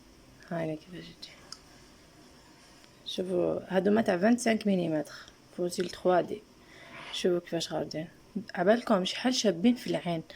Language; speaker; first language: Arabic; native; Arabic